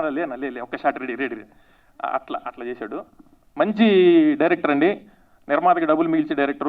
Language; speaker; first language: Telugu; native; Telugu